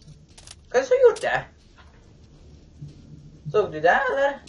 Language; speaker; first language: Swedish; non-native, learner; Norwegian